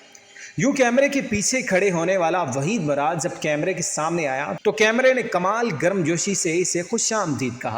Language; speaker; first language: Urdu; native; Urdu